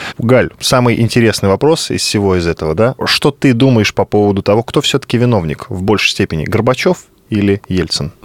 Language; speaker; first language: Russian; native; Russian